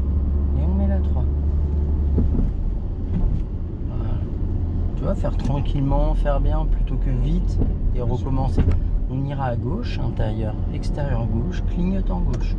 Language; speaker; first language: French; native; French